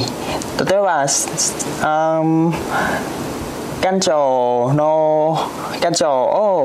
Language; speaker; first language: Japanese; non-native, learner; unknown